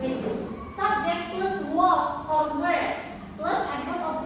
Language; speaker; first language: English; non-native, learner; Indonesian